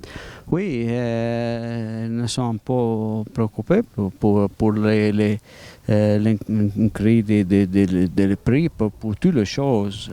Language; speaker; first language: French; non-native, learner; Italian